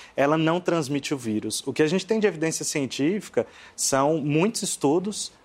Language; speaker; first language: Portuguese; native; Portuguese